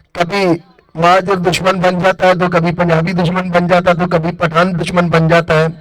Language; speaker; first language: Urdu; non-native, local second language; Baluchi